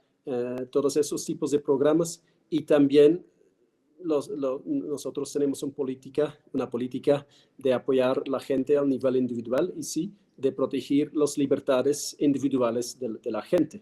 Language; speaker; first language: Spanish; non-native, fluent; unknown